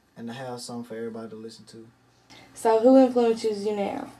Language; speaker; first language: English; native; English